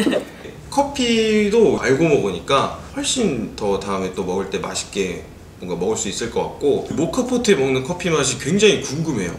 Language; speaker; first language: Korean; native; Korean